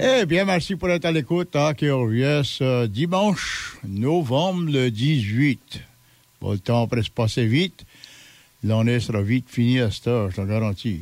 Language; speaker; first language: French; native; French